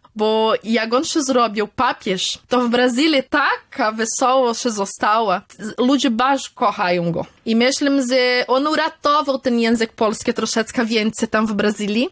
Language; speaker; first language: Polish; early bilingual, heritage; Polish